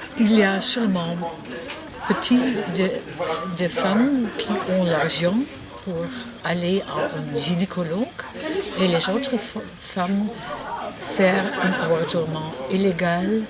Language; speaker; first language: French; non-native, learner; Dutch